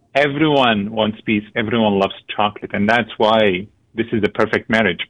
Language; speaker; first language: English; non-native, fluent; Arabic